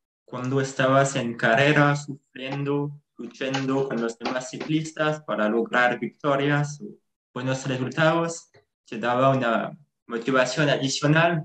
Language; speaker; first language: Spanish; non-native, fluent; French